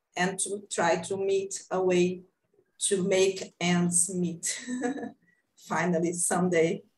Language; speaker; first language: English; non-native, fluent; Portuguese